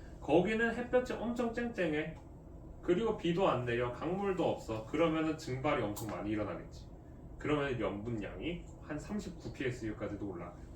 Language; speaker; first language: Korean; native; Korean